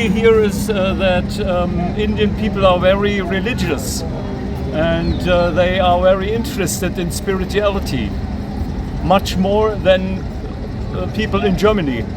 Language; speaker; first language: English; non-native, learner; German